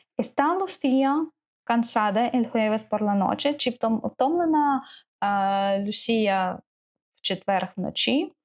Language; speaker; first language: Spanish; non-native, learner; Ukrainian